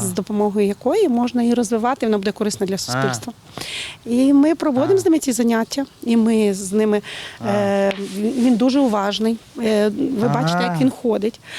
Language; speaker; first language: Ukrainian; native; Ukrainian